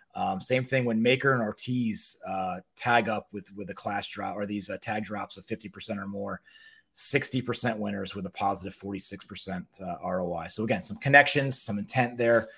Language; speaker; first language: English; native; English